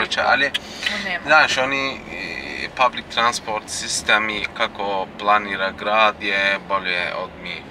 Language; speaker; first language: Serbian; non-native, learner; Turkish